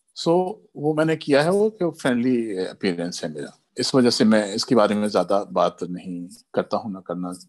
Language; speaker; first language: Hindi; early bilingual, other home language; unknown